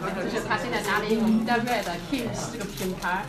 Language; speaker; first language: Danish; non-native, fluent; Chinese